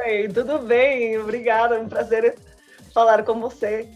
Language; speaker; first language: Portuguese; non-native, learner; Spanish